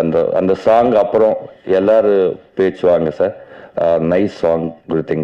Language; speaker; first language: Tamil; non-native, learner; Telugu